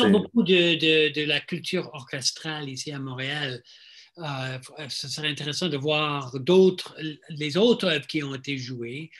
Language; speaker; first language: French; non-native, fluent; English